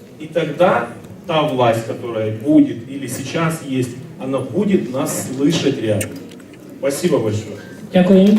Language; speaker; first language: Russian; native; Russian